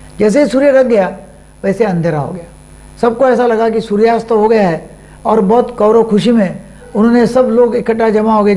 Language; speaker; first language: Hindi; non-native, local second language; Marathi